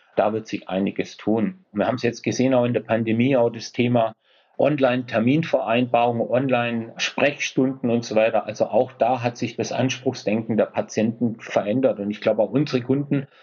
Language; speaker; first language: German; native; German